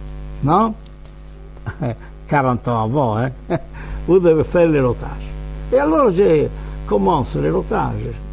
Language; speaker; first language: French; non-native, fluent; Italian